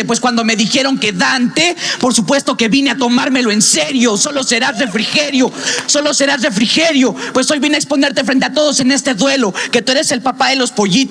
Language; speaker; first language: Spanish; native; Spanish